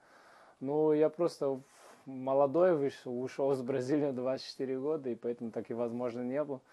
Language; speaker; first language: Russian; non-native, learner; Portuguese